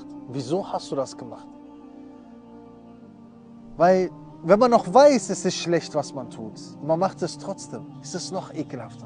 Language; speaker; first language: German; early bilingual, other home language; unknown